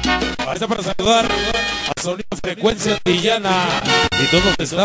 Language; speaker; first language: Spanish; native; Spanish